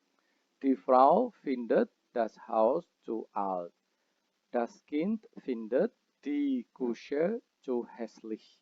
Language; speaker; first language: German; non-native, fluent; Indonesian